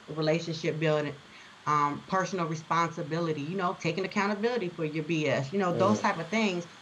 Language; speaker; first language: English; native; English